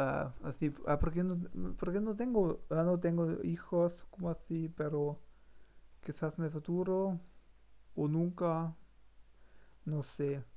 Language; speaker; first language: Spanish; non-native, learner; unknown